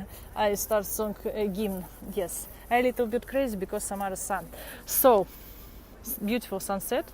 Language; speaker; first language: English; non-native, fluent; Russian